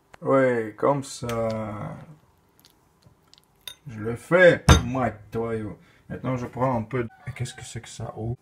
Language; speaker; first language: French; non-native, learner; Russian